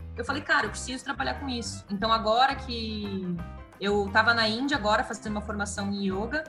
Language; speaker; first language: Portuguese; native; Portuguese